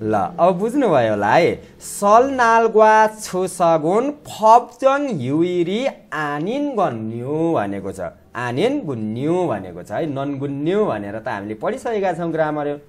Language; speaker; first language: Korean; non-native, learner; Nepali